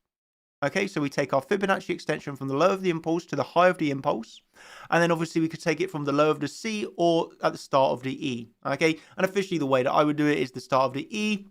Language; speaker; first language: English; native; English